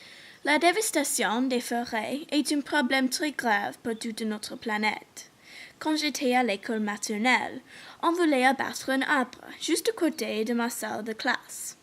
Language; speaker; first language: French; non-native, learner; English